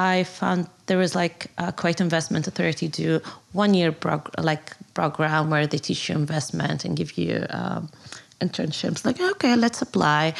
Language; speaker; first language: English; non-native, fluent; Arabic